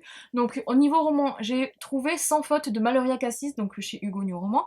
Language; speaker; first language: French; native; French